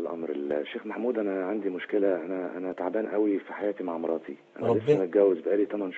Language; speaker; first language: Arabic; native; Arabic